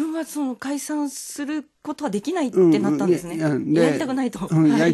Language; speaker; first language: Japanese; native; Japanese